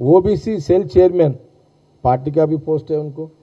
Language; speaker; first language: Hindi; non-native, local second language; Telugu